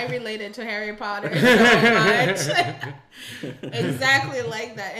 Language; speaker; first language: English; non-native, local second language; Ganda